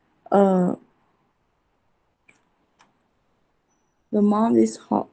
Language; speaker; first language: English; non-native, learner; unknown